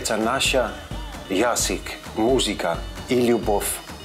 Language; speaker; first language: Russian; non-native, learner; Danish